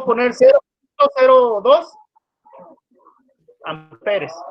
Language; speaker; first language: Spanish; native; Spanish